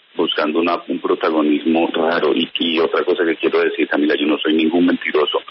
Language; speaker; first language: Spanish; native; Spanish